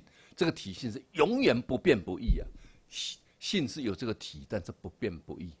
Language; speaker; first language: Chinese; native; Chinese